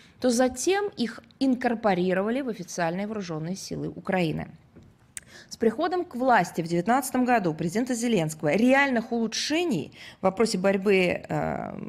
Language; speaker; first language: Russian; native; Russian